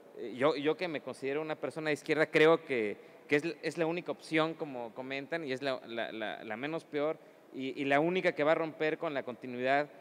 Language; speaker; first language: Spanish; native; Spanish